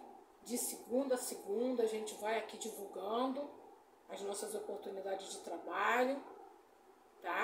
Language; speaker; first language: Portuguese; native; Portuguese